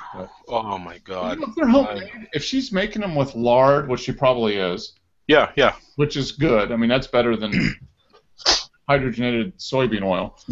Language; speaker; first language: English; native; English